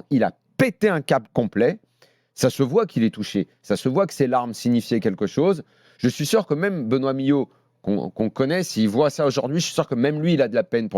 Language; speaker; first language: French; native; French